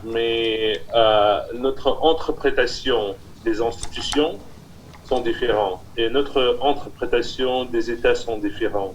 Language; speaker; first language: French; non-native, fluent; Russian